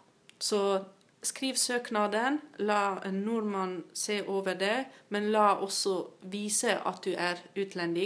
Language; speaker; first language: Norwegian; non-native, fluent; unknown